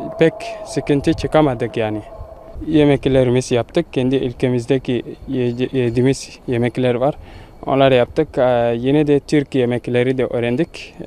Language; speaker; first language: Turkish; non-native, fluent; Arabic